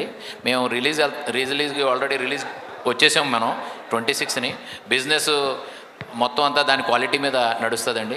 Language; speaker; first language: Telugu; native; Telugu